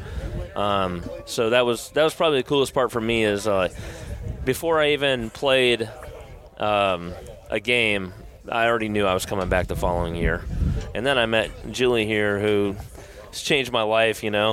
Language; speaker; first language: English; native; English